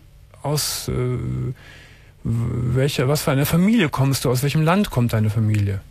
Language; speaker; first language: German; native; German